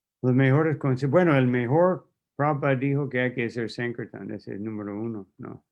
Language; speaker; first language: Spanish; non-native, fluent; English